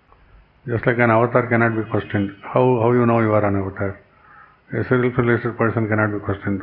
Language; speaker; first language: English; non-native, local second language; Kannada